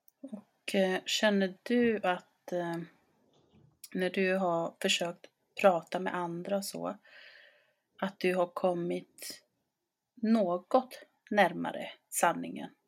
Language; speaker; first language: Swedish; native; Swedish